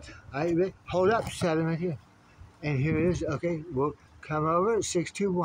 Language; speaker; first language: English; native; English